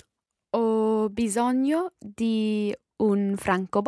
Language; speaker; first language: Italian; non-native, learner; English